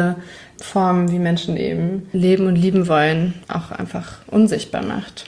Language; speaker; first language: German; native; German